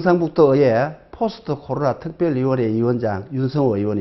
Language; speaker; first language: Korean; native; Korean